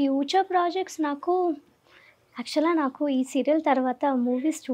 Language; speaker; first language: Telugu; non-native, learner; Malayalam